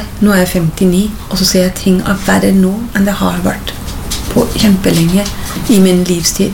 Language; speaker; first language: Norwegian; non-native, fluent; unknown